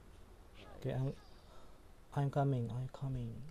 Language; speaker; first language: English; non-native, learner; Indonesian